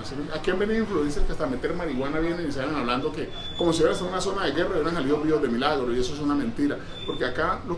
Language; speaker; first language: Spanish; native; Spanish